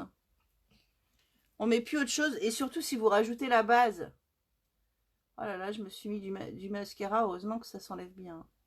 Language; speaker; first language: French; native; French